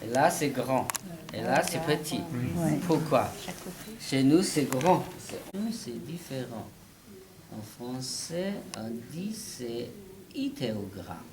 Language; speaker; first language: French; non-native, learner; Chinese